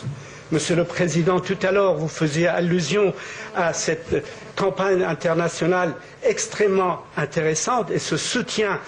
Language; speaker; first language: French; native; French